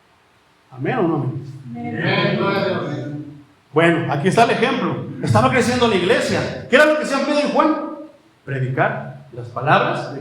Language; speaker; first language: Spanish; native; Spanish